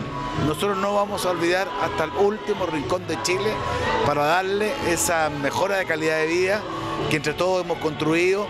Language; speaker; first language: Spanish; native; Spanish